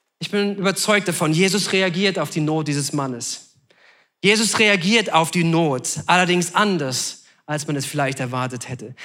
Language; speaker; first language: German; native; German